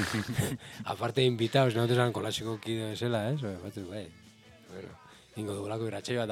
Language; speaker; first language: Basque; native; Basque